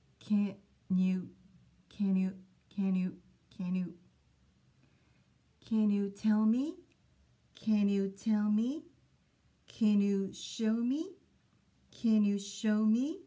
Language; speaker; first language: English; non-native, fluent; Japanese